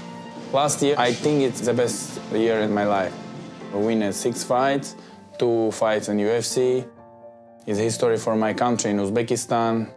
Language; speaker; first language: English; non-native, learner; Uzbek